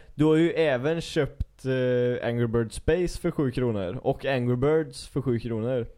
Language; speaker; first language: Swedish; native; Swedish